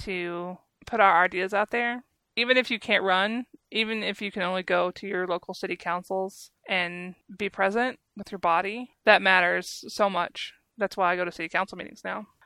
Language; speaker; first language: English; native; English